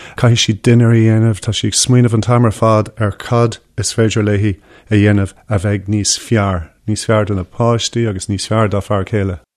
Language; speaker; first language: Irish; non-native, local second language; English